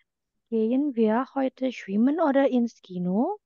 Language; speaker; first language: German; non-native, fluent; Indonesian